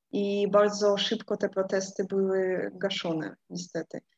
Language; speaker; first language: Polish; non-native, fluent; Russian